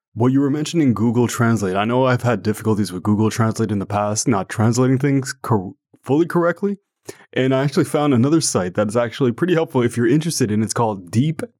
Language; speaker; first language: English; non-native, fluent; French